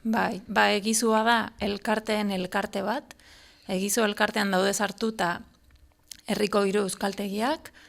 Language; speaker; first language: Basque; non-native, fluent; Spanish